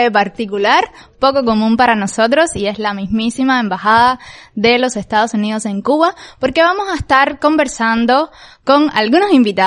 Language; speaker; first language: Spanish; native; Spanish